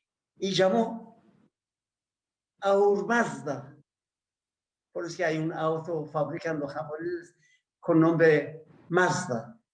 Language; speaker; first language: Spanish; non-native, fluent; Persian